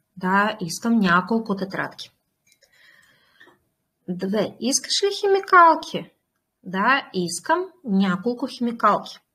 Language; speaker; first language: Bulgarian; non-native, fluent; Russian